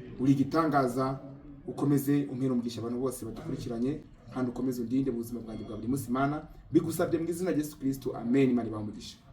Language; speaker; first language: Kinyarwanda; early bilingual, heritage; Kinyarwanda